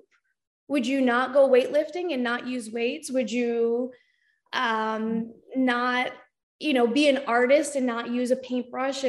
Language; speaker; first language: English; native; English